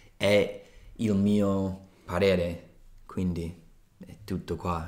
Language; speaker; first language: Italian; non-native, fluent; English